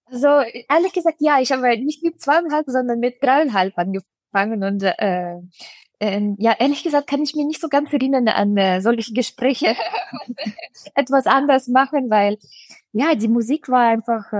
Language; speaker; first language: German; non-native, fluent; Russian